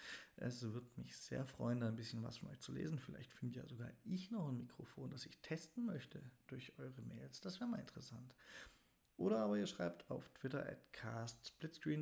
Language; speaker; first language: German; native; German